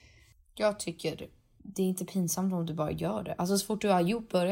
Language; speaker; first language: Swedish; native; Swedish